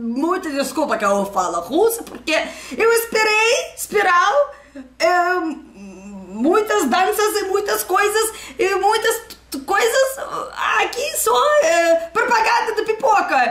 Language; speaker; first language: Portuguese; non-native, learner; Russian